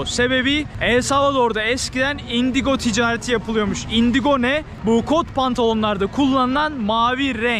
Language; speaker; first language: Turkish; native; Turkish